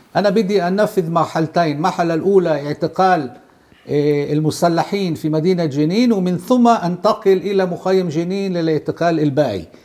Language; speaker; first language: Arabic; non-native, local second language; Hebrew